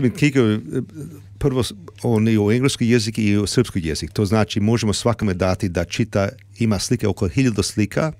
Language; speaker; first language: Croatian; early bilingual, heritage; Serbian